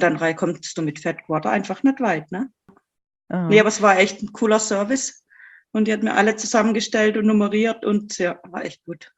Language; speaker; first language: German; native; German